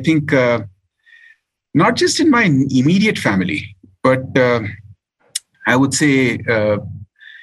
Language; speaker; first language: English; non-native, local second language; Hindi